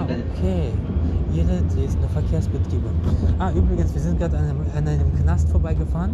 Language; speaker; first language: German; non-native, fluent; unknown